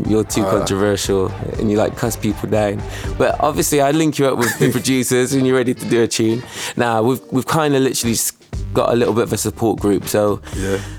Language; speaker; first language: English; native; English